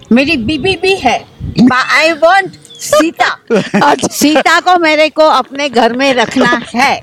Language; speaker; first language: Hindi; non-native, local second language; Marathi